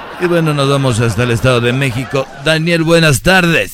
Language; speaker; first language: Spanish; native; Spanish